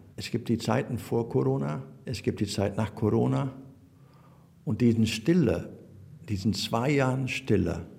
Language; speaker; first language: German; non-native, fluent; Dutch